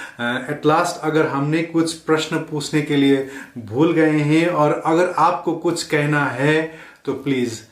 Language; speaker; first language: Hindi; non-native, fluent; Nepali